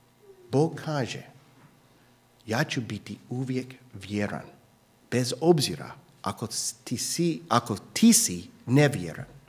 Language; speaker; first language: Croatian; non-native, fluent; English